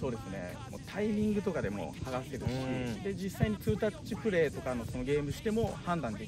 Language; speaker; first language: Japanese; native; Japanese